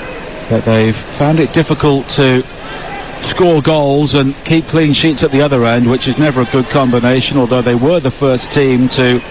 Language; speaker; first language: English; native; English